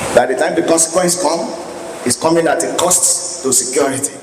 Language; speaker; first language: English; non-native, local second language; Yoruba